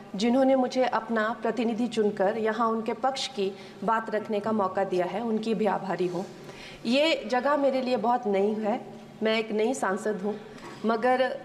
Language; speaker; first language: Hindi; native; Hindi